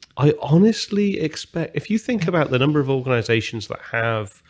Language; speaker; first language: English; native; English